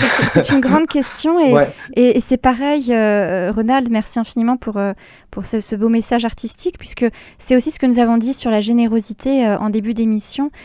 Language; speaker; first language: French; native; French